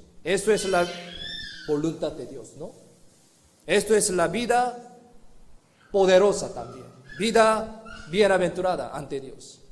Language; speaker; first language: Spanish; non-native, fluent; Korean